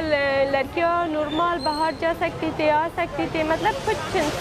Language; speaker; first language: Hindi; non-native, learner; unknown